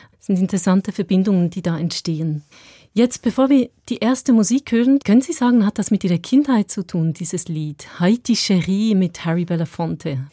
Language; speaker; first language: German; native; German